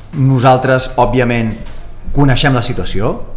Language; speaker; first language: Spanish; native; Spanish